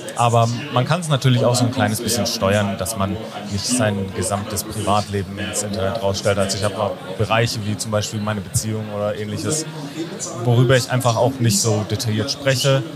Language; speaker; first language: German; native; German